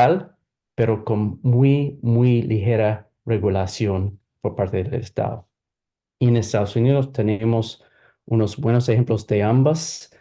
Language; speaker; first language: Spanish; non-native, fluent; English